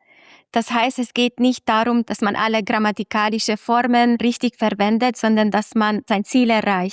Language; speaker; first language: German; non-native, fluent; Hungarian